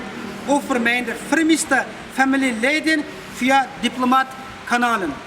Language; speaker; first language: Dutch; non-native, fluent; Uyghur